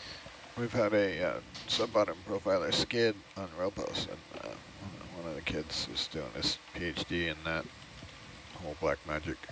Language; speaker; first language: English; native; English